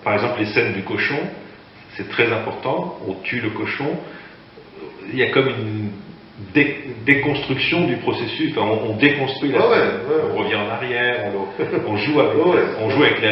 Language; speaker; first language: French; native; French